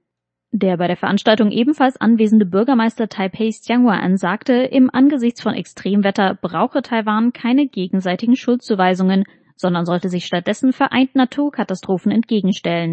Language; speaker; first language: German; native; German